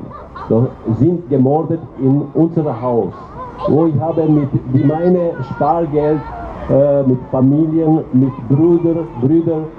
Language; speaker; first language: German; non-native, learner; Albanian